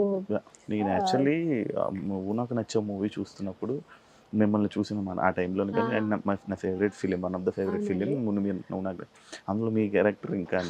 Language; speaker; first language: Telugu; native; Telugu